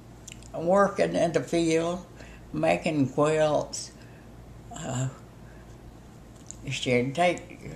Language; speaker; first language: English; native; English